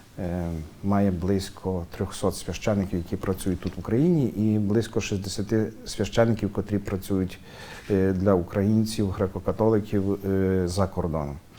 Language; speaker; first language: Ukrainian; native; Ukrainian